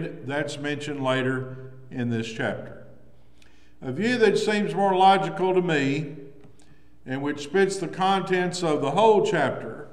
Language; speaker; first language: English; native; English